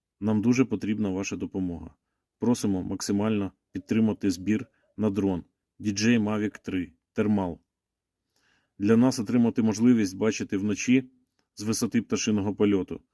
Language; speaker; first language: Ukrainian; native; Ukrainian